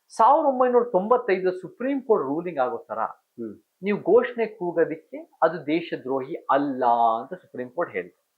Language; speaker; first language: Kannada; early bilingual, heritage; Kannada